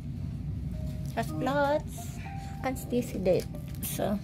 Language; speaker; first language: German; non-native, learner; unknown